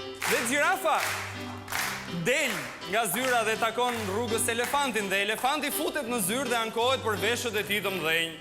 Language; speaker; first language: Albanian; native; Albanian